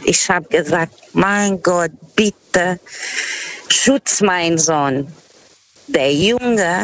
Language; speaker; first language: German; non-native, fluent; Portuguese